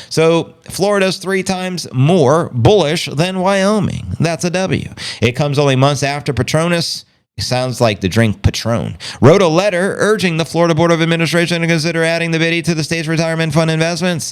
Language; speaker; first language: English; native; English